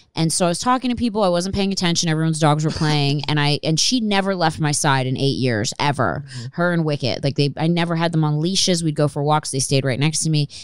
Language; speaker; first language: English; native; English